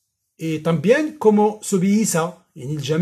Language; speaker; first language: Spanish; non-native, fluent; Arabic